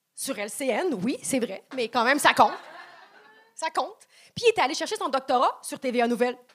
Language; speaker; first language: French; native; French